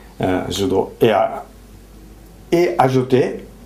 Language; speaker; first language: French; non-native, fluent; Japanese